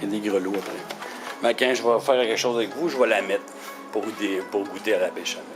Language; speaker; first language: French; native; French